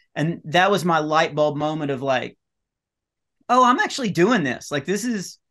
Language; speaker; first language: English; native; English